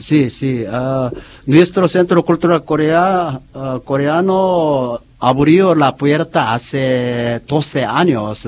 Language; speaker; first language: Spanish; non-native, learner; Korean